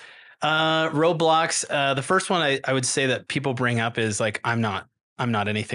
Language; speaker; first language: English; native; English